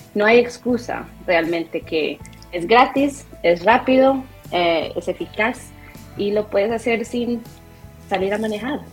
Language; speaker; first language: Spanish; native; Spanish